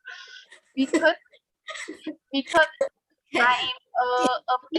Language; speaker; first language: English; non-native, learner; Vietnamese